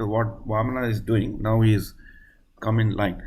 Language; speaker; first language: English; non-native, local second language; Telugu